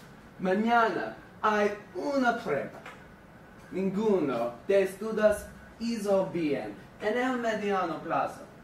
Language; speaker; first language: Spanish; non-native, learner; English